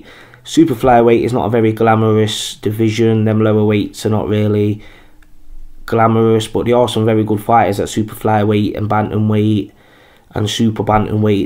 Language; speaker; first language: English; native; English